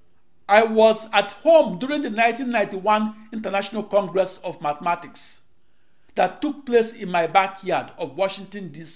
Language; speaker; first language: English; non-native, local second language; Igbo